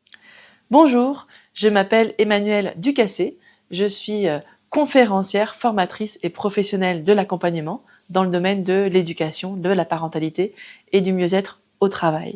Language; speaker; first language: French; native; French